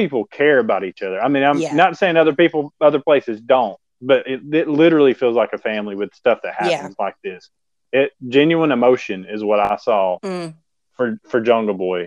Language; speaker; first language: English; native; English